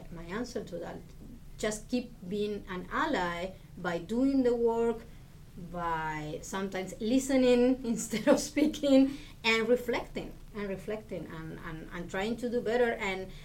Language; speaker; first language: English; non-native, fluent; Spanish